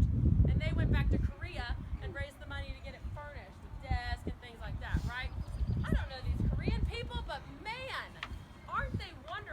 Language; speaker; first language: English; native; English